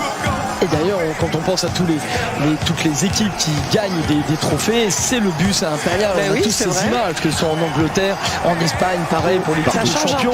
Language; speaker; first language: French; native; French